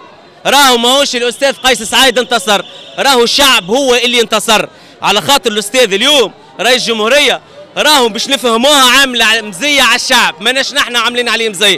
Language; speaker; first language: Arabic; native; Arabic